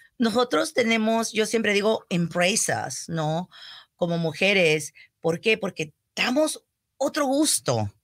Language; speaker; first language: Spanish; early bilingual, heritage; Spanish